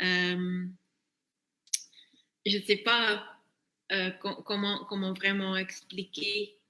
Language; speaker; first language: French; non-native, fluent; Dutch